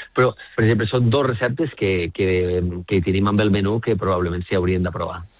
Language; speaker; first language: Catalan; native; Catalan